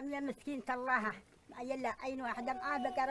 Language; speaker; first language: Arabic; native; Arabic